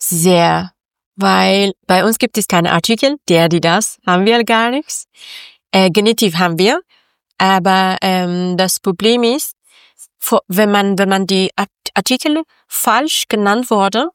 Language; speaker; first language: German; non-native, learner; Persian